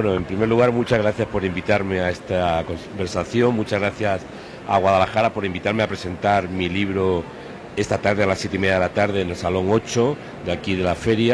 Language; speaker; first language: Spanish; native; Spanish